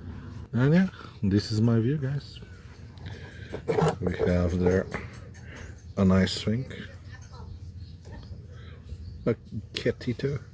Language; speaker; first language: English; non-native, fluent; Slovenian